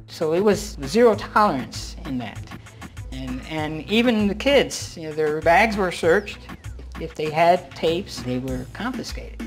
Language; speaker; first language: English; early bilingual, other home language; Spanish